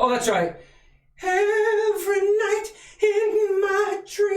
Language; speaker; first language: English; native; English